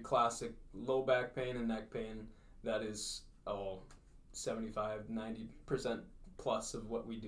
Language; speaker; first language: English; native; English